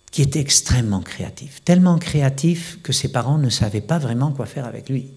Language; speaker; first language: French; non-native, fluent; Spanish